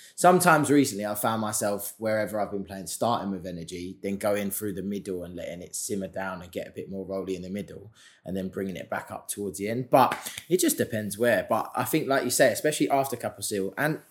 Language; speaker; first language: English; native; English